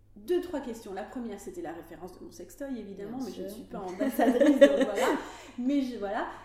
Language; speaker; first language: French; native; French